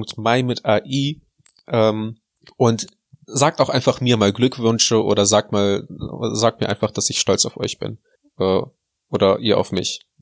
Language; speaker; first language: German; early bilingual, other home language; Russian